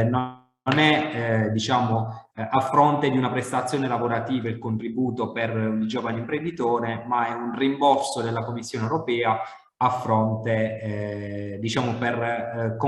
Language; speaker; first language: Italian; native; Italian